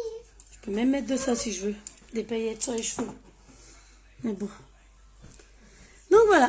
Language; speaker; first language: French; native; French